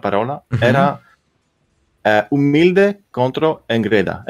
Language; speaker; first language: Spanish; non-native, learner; Italian